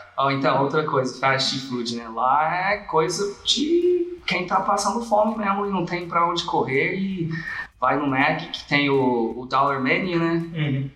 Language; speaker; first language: Portuguese; non-native, fluent; English